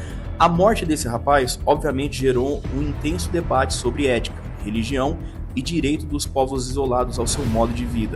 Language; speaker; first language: Portuguese; native; Portuguese